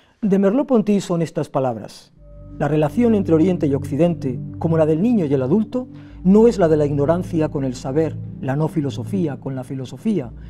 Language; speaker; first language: Spanish; native; Spanish